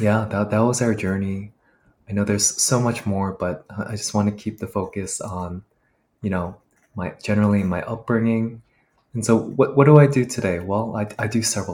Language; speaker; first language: English; native; English